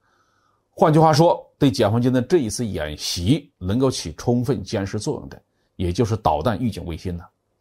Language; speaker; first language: Chinese; native; Chinese